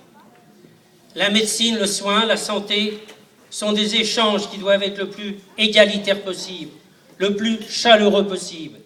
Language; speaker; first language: French; native; French